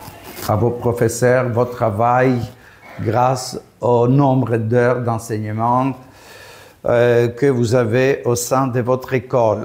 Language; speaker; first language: French; non-native, fluent; Greek